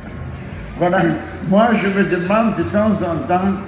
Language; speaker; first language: French; non-native, fluent; Greek